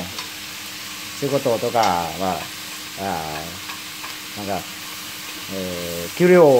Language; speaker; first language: Japanese; non-native, learner; Vietnamese